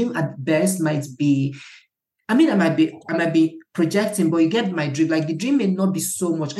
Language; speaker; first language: English; non-native, local second language; Igbo